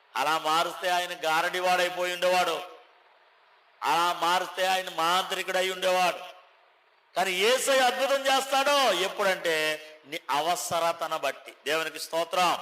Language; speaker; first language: Telugu; native; Telugu